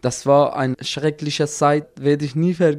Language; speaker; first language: German; non-native, fluent; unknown